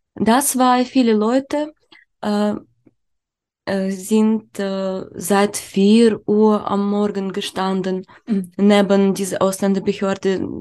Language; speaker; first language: German; non-native, learner; Ukrainian